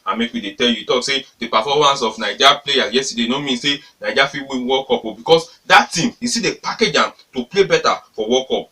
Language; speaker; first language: Nigerian Pidgin; native; Nigerian Pidgin